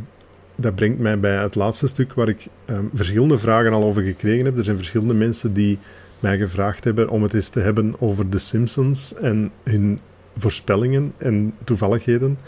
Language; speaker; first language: Dutch; native; Dutch